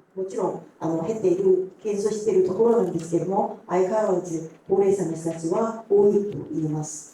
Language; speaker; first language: Japanese; non-native, fluent; Korean